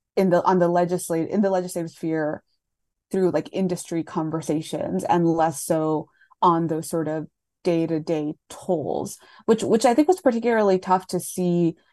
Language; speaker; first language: English; native; English